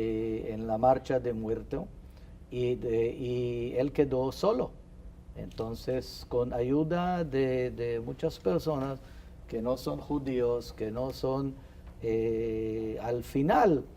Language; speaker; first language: Spanish; non-native, fluent; Hebrew